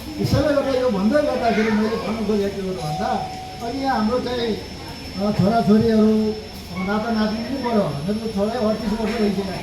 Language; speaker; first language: Nepali; non-native, local second language; Eastern Tamang